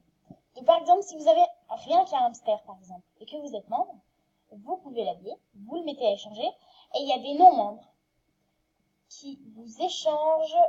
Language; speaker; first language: French; native; French